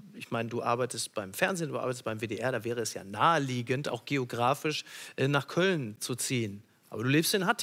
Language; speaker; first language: German; native; German